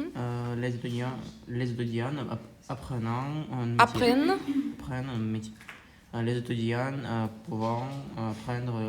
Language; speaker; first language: French; non-native, learner; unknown